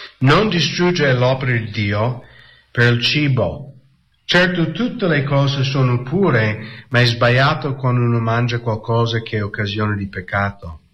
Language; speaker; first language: Italian; non-native, fluent; English